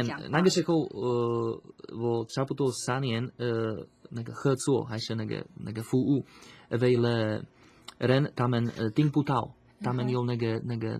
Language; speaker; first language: Chinese; non-native, fluent; Slovak